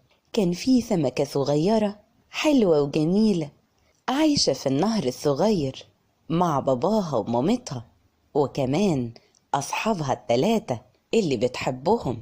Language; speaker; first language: Arabic; native; Arabic